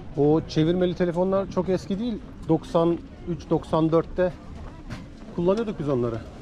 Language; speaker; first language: Turkish; native; Turkish